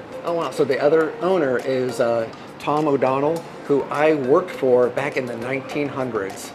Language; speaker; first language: English; native; English